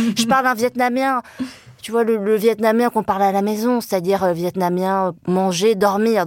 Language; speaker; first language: French; early bilingual, other home language; Vietnamese